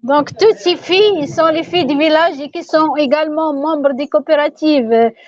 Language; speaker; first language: French; non-native, local second language; Arabic